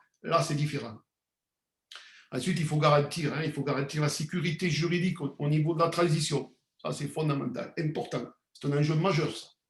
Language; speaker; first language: French; native; French